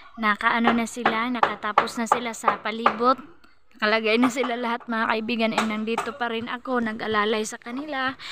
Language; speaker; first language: Filipino; non-native, local second language; Cebuano